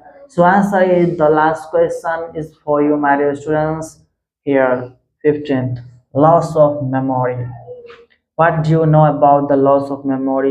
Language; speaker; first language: English; non-native, local second language; Hindi